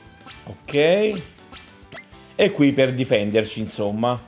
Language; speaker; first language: Italian; native; Italian